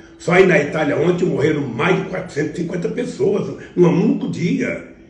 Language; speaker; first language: Portuguese; native; Portuguese